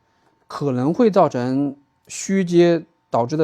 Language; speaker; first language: Chinese; native; Chinese